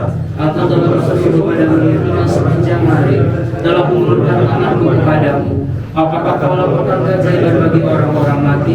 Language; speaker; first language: Indonesian; native; Indonesian